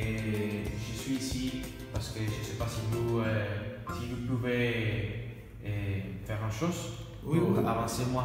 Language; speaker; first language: French; non-native, learner; Spanish